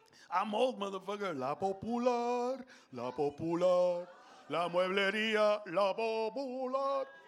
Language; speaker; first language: English; early bilingual, other home language; Spanish